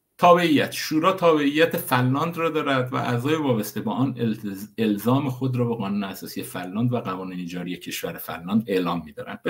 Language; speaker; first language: Persian; non-native, local second language; Kurdish